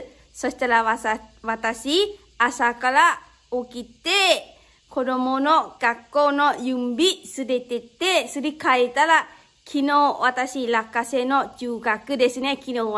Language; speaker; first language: Japanese; non-native, learner; Lao